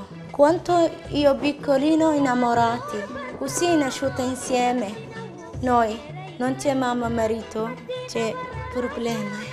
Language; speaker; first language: Italian; non-native, learner; Somali